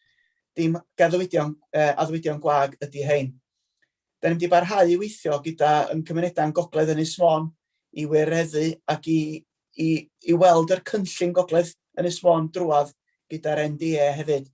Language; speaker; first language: Welsh; native; Welsh